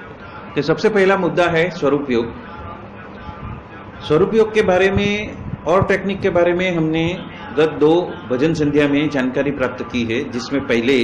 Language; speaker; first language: Hindi; non-native, local second language; Gujarati